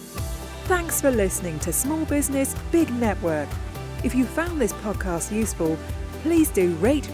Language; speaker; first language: English; native; English